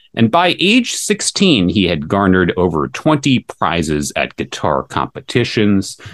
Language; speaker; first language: English; native; English